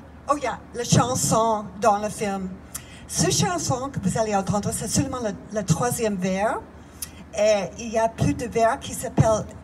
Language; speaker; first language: French; non-native, fluent; English